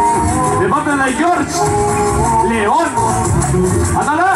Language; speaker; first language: Spanish; native; Spanish